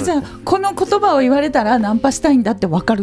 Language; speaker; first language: Japanese; native; Japanese